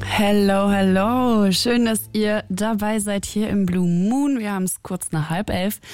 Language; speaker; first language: German; early bilingual, other home language; Arabic